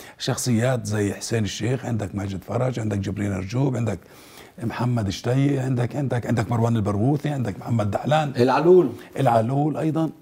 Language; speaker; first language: Arabic; native; Arabic